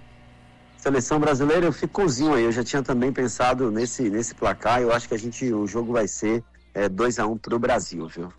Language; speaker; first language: Portuguese; native; Portuguese